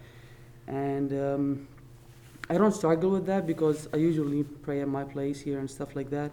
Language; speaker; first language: English; non-native, fluent; Arabic